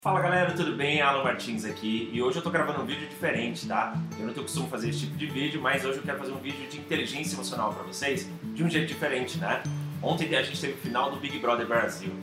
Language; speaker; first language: Portuguese; native; Portuguese